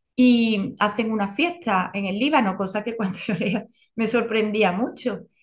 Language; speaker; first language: Spanish; native; Spanish